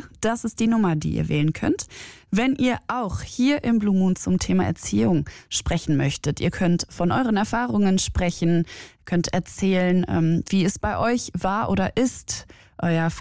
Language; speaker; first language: German; native; German